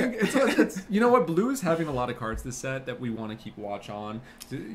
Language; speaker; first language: English; native; English